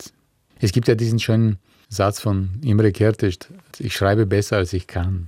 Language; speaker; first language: German; non-native, fluent; Bulgarian